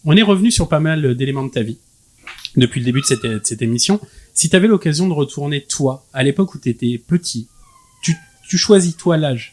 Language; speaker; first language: French; native; French